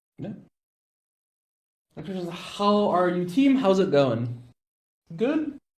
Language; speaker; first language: English; native; English